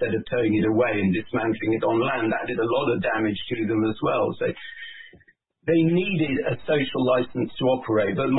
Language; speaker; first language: English; native; English